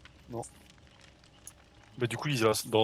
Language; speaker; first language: French; native; French